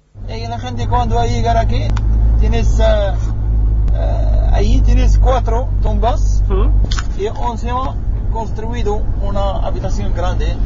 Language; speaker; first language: Spanish; non-native, learner; Arabic